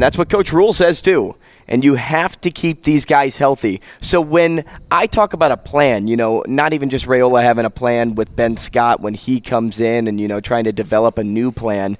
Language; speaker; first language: English; native; English